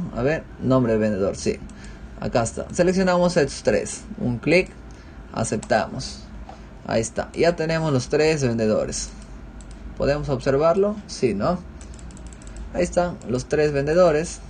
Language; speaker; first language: Spanish; native; Spanish